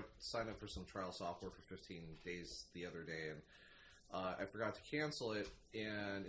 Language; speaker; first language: English; native; English